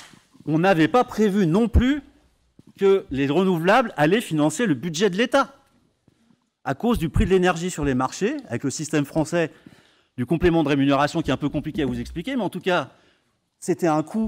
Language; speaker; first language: French; native; French